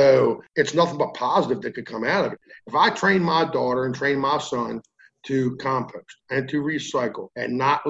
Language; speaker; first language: English; native; English